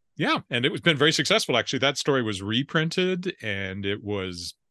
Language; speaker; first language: English; native; English